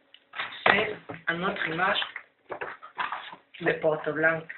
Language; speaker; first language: French; non-native, learner; Spanish